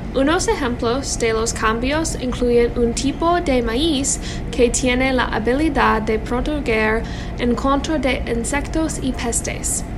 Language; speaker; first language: Spanish; non-native, learner; English